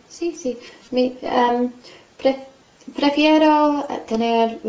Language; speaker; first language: Spanish; non-native, fluent; English